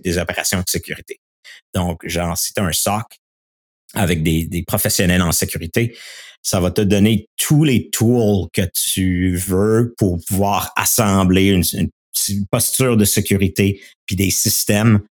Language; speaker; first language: French; native; French